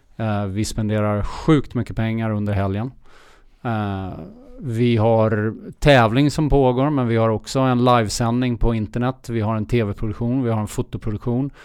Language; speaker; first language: Swedish; early bilingual, heritage; Swedish